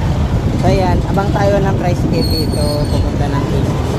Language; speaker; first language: Filipino; native; Filipino